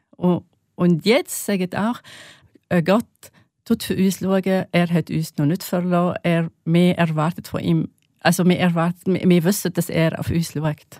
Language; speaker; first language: German; non-native, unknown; Arabic